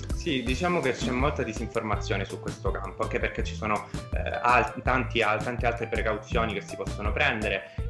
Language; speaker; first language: Italian; native; Italian